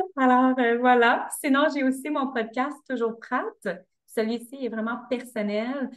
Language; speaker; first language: French; native; French